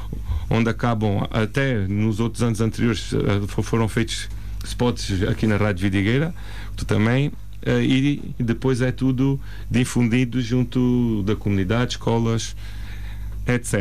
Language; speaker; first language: Portuguese; native; Portuguese